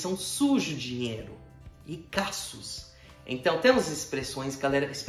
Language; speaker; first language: Portuguese; non-native, fluent; English